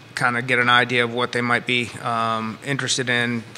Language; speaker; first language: English; native; English